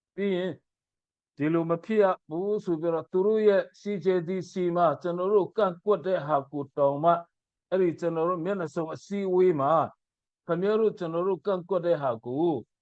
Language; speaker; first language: Burmese; non-native, local second language; Mizo